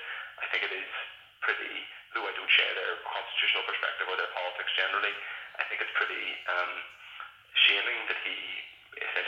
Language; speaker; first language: English; native; English